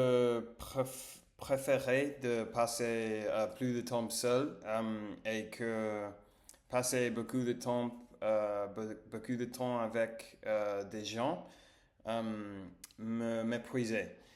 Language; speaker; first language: French; non-native, learner; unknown